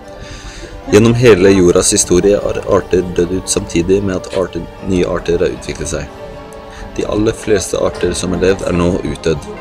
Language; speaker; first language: Norwegian; native; Norwegian